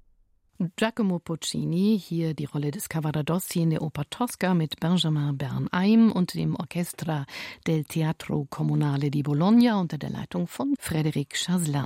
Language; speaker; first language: German; native; German